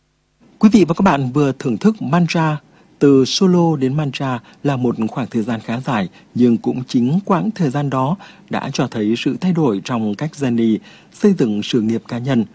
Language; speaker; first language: Vietnamese; native; Vietnamese